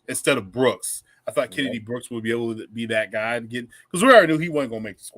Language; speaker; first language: English; native; English